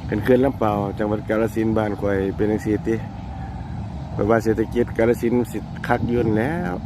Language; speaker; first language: Thai; native; Thai